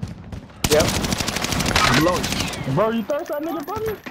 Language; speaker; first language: English; native; English